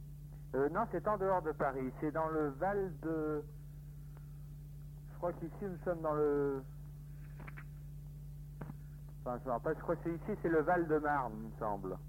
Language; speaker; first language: French; native; French